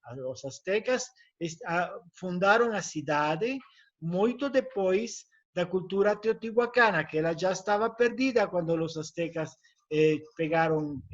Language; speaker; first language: Portuguese; non-native, learner; Spanish